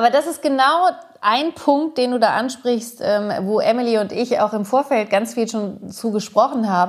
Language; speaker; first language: German; early bilingual, other home language; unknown